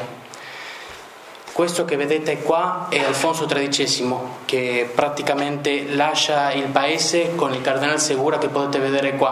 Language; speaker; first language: Italian; non-native, fluent; Spanish